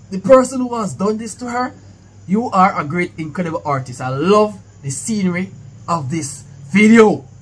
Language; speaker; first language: English; non-native, local second language; Jamaican Creole English